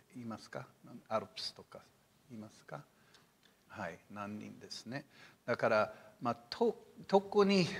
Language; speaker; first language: Japanese; non-native, fluent; English